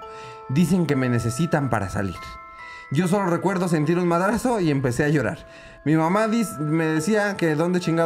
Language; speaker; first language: Spanish; native; Spanish